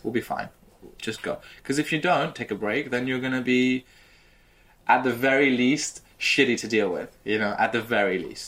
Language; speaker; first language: English; native; English